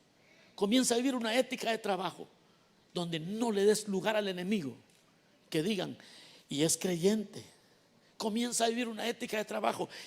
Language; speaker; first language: Spanish; native; Spanish